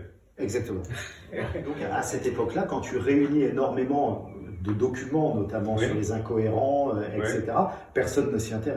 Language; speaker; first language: French; native; French